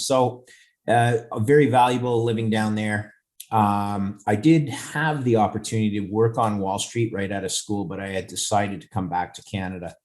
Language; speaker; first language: English; native; English